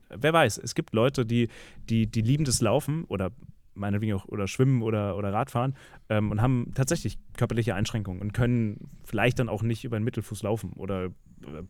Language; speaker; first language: German; native; German